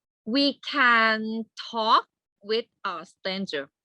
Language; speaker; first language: English; non-native, learner; Thai